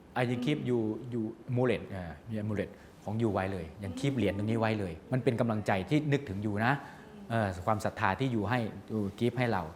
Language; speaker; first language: Thai; native; Thai